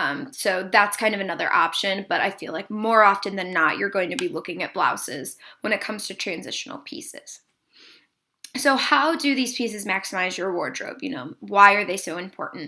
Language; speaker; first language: English; native; English